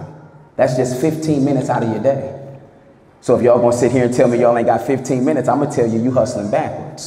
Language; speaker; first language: English; native; English